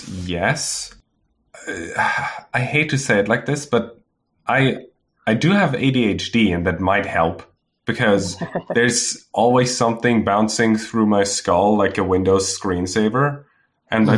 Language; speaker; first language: English; non-native, fluent; German